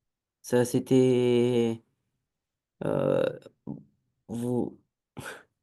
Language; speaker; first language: French; non-native, learner; Romanian